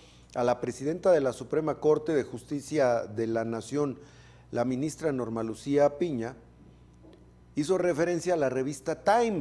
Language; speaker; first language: Spanish; native; Spanish